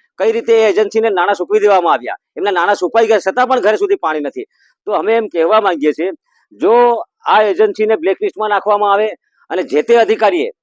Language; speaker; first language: Gujarati; native; Gujarati